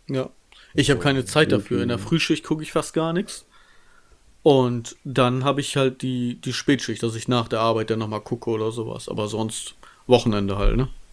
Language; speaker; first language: German; native; German